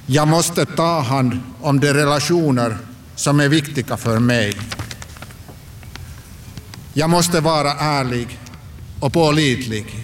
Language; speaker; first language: Swedish; non-native, local second language; Finnish